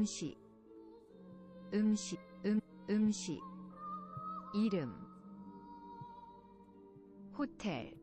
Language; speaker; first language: Korean; non-native, learner; English